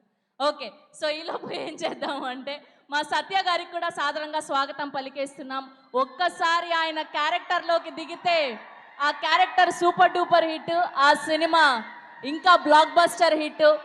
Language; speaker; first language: Telugu; native; Telugu